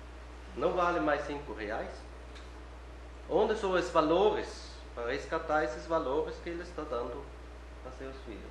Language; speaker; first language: Portuguese; non-native, fluent; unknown